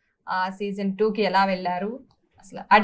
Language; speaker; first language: Telugu; native; Telugu